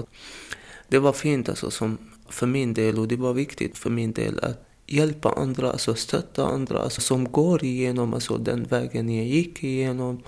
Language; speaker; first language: Swedish; non-native, fluent; Arabic